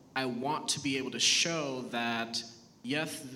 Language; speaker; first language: English; early bilingual, other home language; Haitian Creole